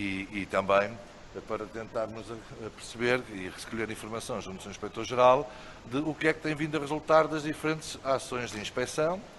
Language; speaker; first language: Portuguese; native; Portuguese